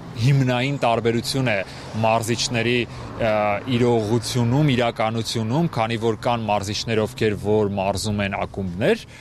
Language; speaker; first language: Armenian; native; Armenian